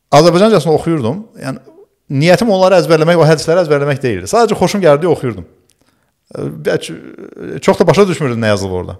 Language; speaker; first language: Azerbaijani; early bilingual, other home language; Turkish